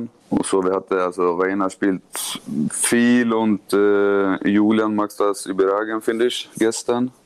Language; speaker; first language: German; non-native, learner; Swedish